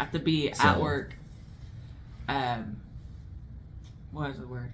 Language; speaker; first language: English; native; English